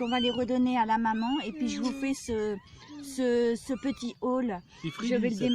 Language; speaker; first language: French; native; French